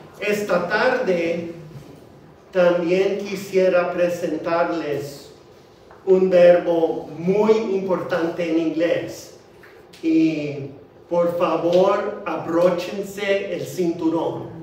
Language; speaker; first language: Spanish; non-native, fluent; English